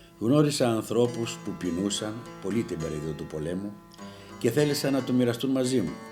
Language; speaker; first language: Greek; native; Greek